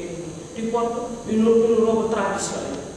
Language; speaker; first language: French; non-native, learner; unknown